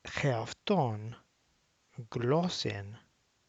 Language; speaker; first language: Greek; non-native, learner; English